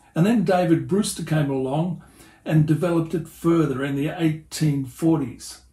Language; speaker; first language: English; native; English